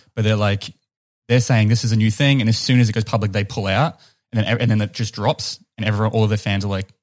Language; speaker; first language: English; native; English